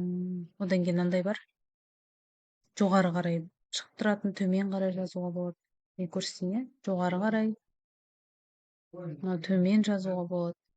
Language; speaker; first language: Kazakh; native; Kazakh